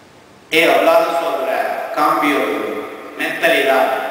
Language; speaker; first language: Spanish; non-native, fluent; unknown